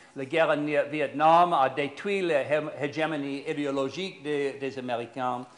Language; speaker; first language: French; non-native, fluent; English